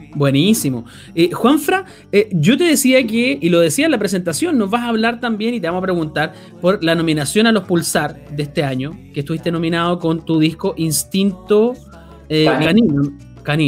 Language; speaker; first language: Spanish; native; Spanish